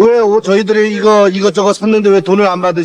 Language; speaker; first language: Korean; native; Korean